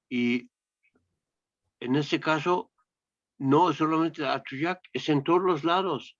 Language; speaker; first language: Spanish; non-native, fluent; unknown